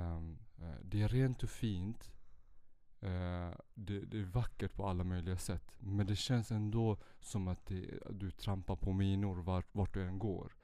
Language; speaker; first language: Swedish; early bilingual, other home language; Central Kurdish